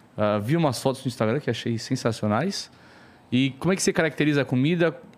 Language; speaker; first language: Portuguese; native; Portuguese